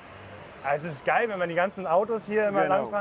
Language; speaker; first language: German; native; German